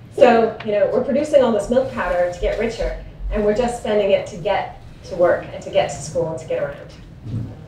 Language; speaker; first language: English; native; English